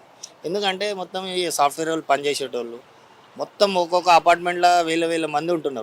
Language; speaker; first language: Telugu; native; Telugu